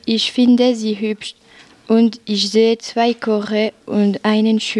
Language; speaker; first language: German; non-native, learner; French